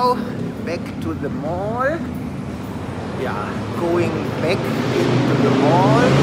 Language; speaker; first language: English; non-native, fluent; German